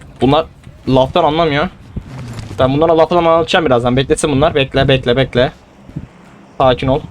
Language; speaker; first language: Turkish; native; Turkish